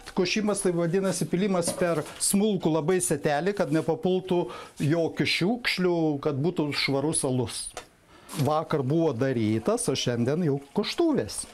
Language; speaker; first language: Lithuanian; native; Lithuanian